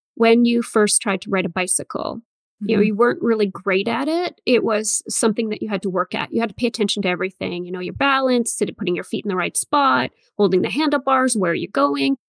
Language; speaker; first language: English; native; English